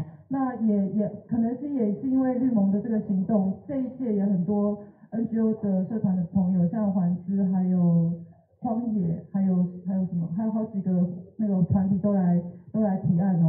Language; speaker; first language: Chinese; native; Chinese